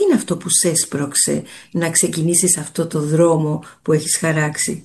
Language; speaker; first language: Greek; native; Greek